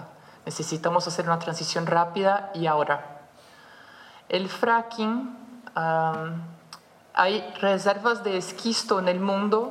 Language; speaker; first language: Spanish; non-native, fluent; Portuguese